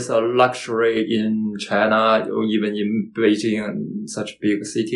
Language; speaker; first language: English; non-native, learner; Chinese